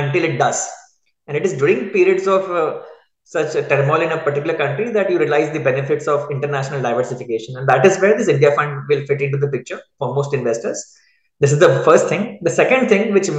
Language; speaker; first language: English; non-native, local second language; Hindi